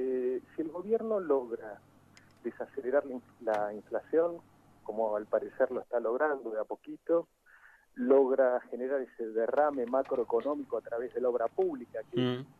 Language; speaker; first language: Spanish; native; Spanish